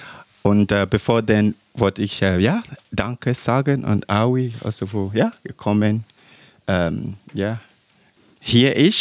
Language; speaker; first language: German; non-native, learner; English